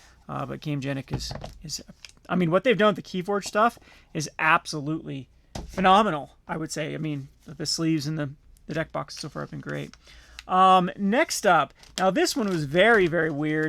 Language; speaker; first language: English; native; English